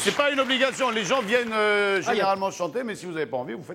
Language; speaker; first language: French; native; French